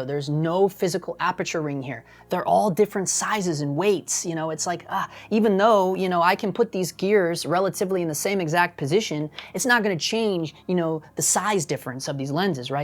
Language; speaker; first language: English; native; English